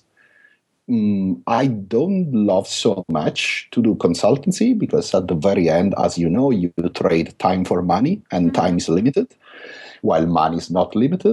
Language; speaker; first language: English; non-native, fluent; Italian